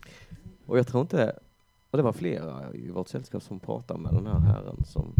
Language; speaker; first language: Swedish; native; Swedish